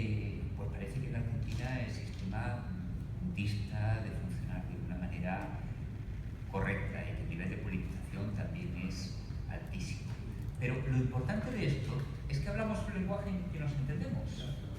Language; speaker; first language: Spanish; native; Spanish